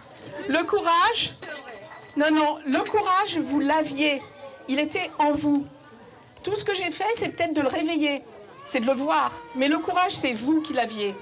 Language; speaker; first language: French; native; French